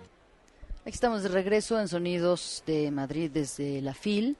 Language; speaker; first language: Spanish; native; Spanish